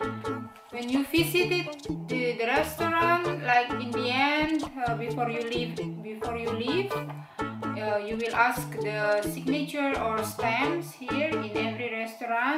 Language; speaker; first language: English; non-native, fluent; Indonesian